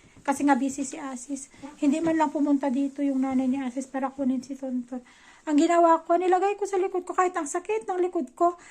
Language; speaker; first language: Filipino; native; Filipino